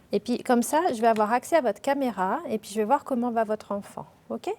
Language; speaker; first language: French; native; French